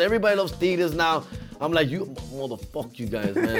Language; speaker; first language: English; early bilingual, other home language; Spanish